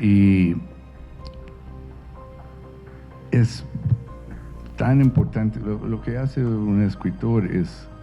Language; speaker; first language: Spanish; non-native, fluent; English